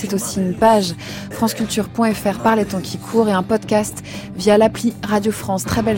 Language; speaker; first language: French; native; French